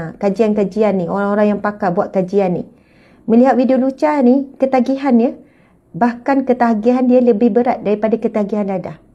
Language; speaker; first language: Malay; native; Malay